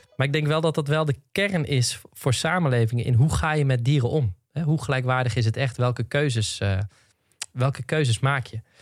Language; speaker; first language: Dutch; native; Dutch